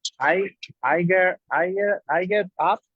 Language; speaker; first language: English; non-native, learner; Spanish